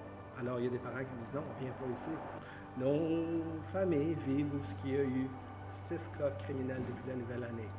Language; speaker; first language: French; native; French